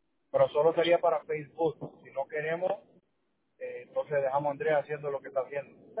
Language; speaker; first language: Spanish; early bilingual, heritage; Spanish